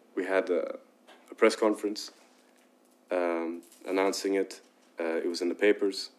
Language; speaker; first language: English; non-native, fluent; Arabic